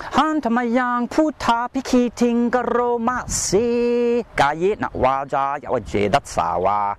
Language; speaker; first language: Thai; non-native, fluent; English